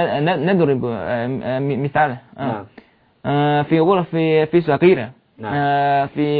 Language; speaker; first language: Arabic; non-native, learner; Chinese